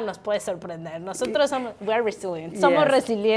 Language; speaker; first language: Spanish; native; Spanish